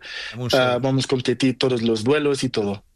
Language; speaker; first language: Spanish; non-native, learner; Portuguese